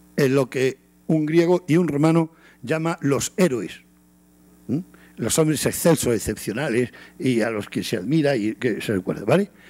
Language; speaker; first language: Spanish; native; Spanish